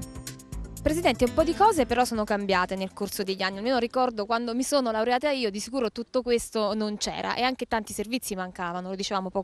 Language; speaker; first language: Italian; native; Italian